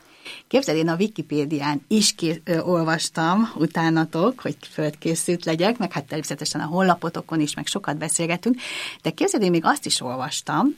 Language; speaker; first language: Hungarian; native; Hungarian